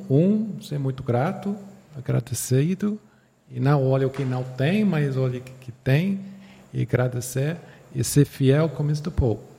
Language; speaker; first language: Portuguese; non-native, fluent; English